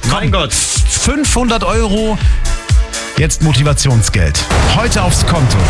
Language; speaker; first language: German; native; German